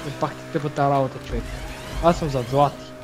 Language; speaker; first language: Bulgarian; native; Bulgarian